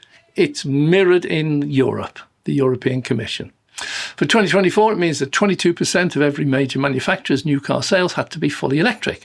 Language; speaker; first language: English; native; English